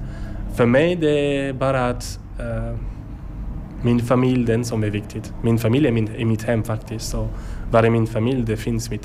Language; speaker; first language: Swedish; non-native, learner; French